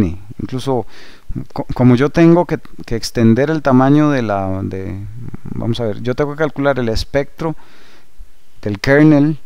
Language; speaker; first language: Spanish; native; Spanish